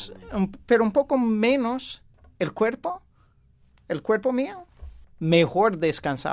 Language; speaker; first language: Spanish; non-native, fluent; English